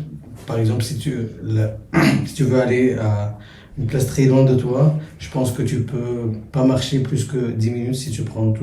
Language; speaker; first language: French; non-native, local second language; Arabic